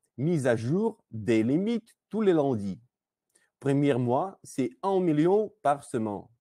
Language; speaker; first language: French; non-native, learner; Russian